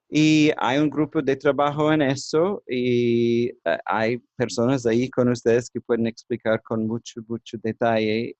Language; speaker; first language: Spanish; non-native, learner; English